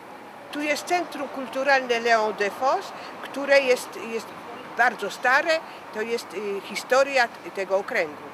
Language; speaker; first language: Polish; early bilingual, heritage; French